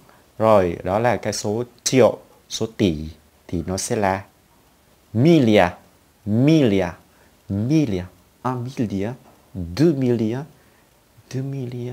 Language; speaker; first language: Vietnamese; native; Vietnamese